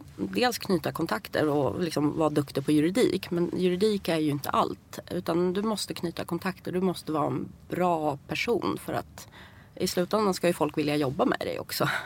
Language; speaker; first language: Swedish; early bilingual, other home language; Persian